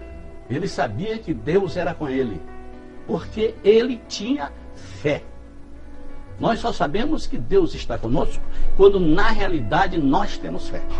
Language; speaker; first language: Portuguese; native; Portuguese